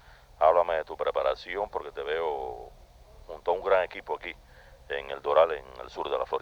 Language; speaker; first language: Spanish; native; Spanish